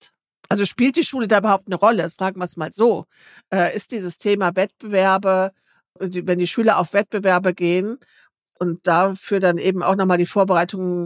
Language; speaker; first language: German; native; German